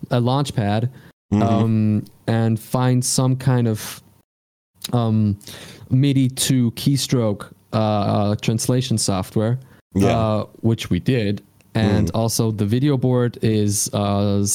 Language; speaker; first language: English; non-native, fluent; Swiss German